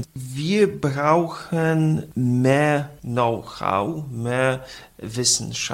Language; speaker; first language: German; non-native, fluent; Polish